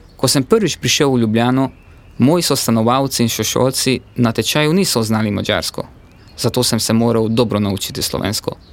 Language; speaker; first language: Slovenian; non-native, fluent; Hungarian